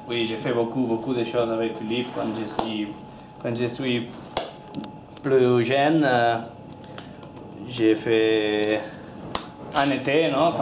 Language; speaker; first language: French; non-native, learner; Spanish